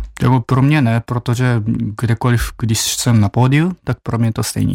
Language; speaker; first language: Czech; non-native, fluent; Japanese